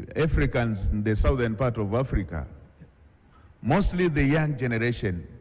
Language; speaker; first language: English; non-native, local second language; Swahili